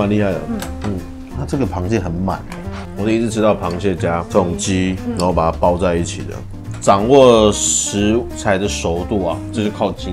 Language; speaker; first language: Chinese; native; Chinese